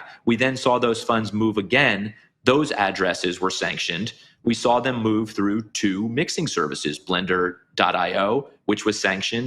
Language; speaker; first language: English; native; English